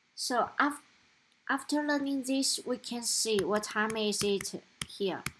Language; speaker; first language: English; non-native, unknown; Chinese